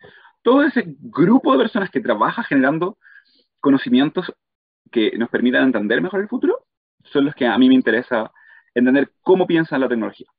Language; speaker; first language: Spanish; native; Spanish